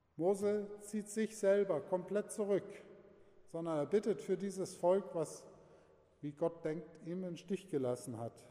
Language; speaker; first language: German; native; German